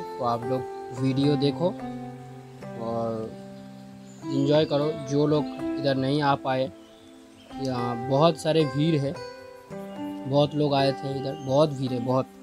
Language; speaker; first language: Hindi; non-native, local second language; Bangla